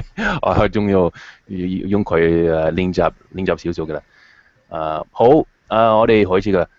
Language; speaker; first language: Chinese; non-native, fluent; English